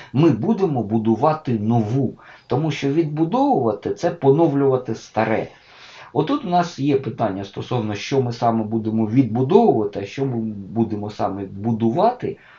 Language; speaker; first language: Ukrainian; native; Ukrainian